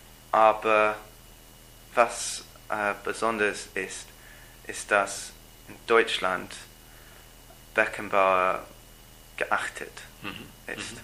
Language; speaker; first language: German; non-native, learner; English